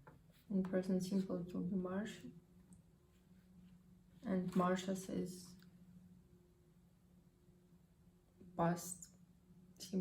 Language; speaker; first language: English; non-native, learner; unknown